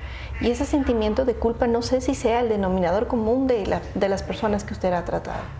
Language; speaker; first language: Spanish; native; Spanish